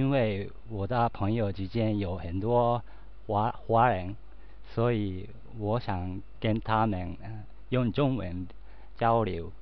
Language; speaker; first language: Chinese; non-native, learner; Japanese